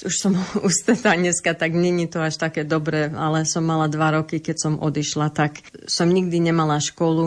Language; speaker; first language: Slovak; early bilingual, heritage; Slovak